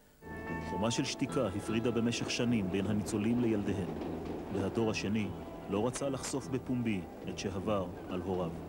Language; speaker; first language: Hebrew; native; Hebrew